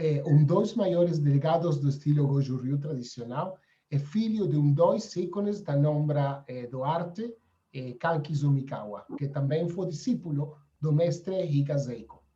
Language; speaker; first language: Portuguese; non-native, fluent; Spanish